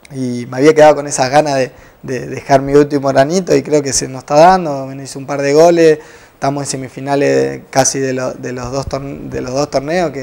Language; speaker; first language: Spanish; native; Spanish